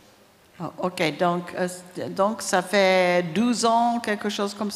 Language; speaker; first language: French; non-native, fluent; English